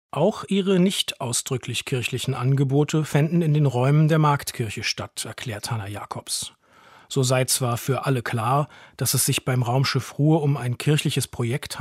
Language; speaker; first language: German; native; German